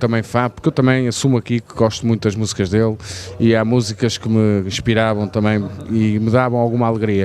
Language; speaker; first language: Portuguese; native; Portuguese